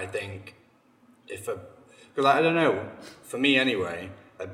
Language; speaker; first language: English; native; English